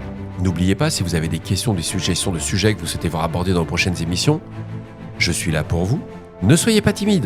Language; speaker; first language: French; native; French